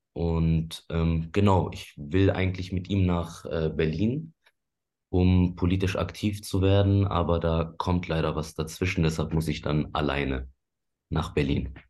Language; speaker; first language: German; early bilingual, other home language; Persian